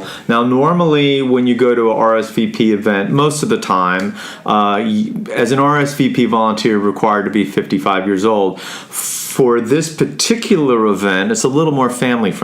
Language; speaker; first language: English; native; English